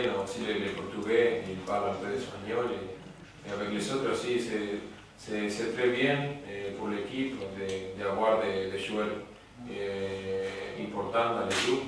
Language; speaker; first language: French; non-native, learner; Spanish